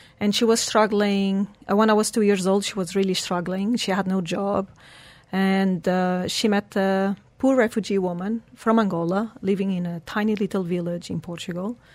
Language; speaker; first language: English; non-native, fluent; Portuguese